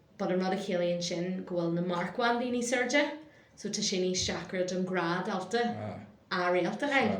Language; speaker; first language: Irish; non-native, local second language; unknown